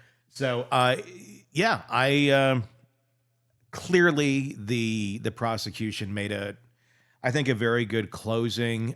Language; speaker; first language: English; native; English